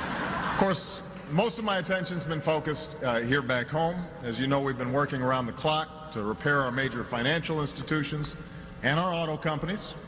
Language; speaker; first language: English; native; English